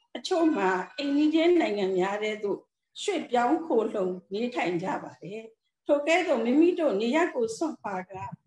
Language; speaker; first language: Burmese; non-native, local second language; S'gaw Karen